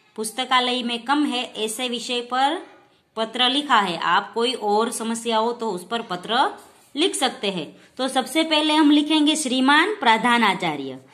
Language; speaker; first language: Hindi; non-native, local second language; Gujarati